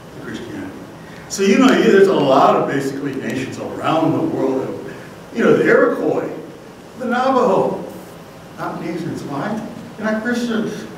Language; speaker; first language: English; native; English